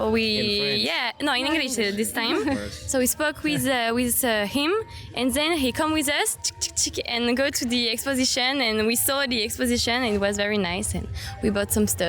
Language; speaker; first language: English; non-native, learner; French